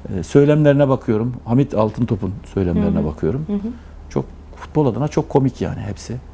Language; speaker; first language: Turkish; native; Turkish